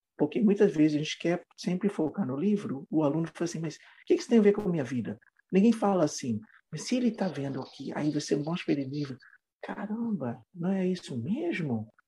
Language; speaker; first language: Portuguese; non-native, fluent; English